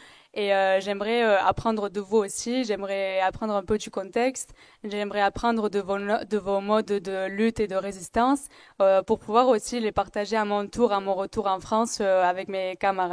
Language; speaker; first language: French; native; French